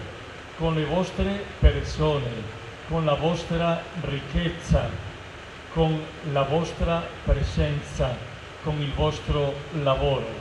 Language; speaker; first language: Italian; non-native, fluent; Spanish